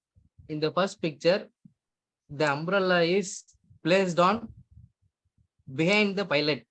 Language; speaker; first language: English; non-native, learner; Tamil